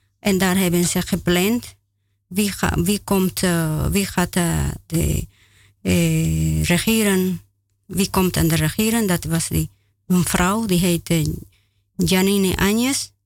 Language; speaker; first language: Dutch; non-native, learner; Spanish